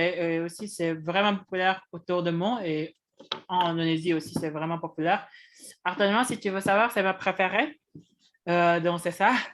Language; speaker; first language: French; non-native, fluent; Indonesian